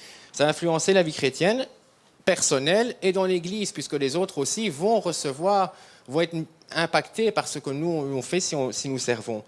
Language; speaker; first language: French; native; French